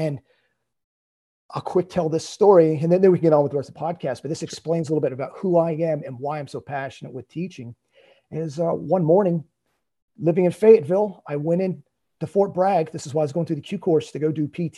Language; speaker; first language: English; native; English